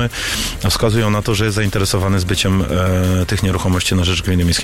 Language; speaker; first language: Polish; native; Polish